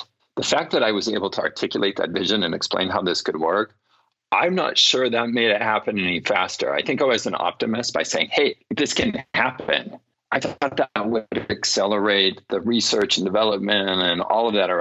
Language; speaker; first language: English; native; English